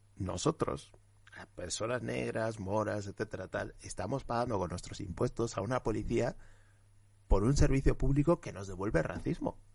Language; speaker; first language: Spanish; early bilingual, other home language; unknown